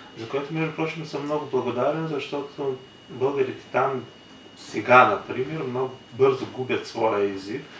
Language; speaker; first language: Bulgarian; early bilingual, heritage; Bulgarian